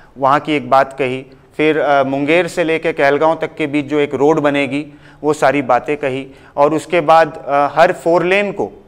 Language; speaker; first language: Hindi; native; Hindi